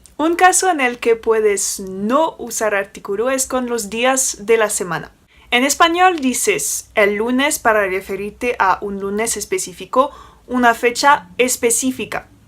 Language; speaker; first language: Spanish; non-native, fluent; French